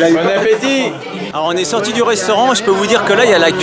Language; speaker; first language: French; native; French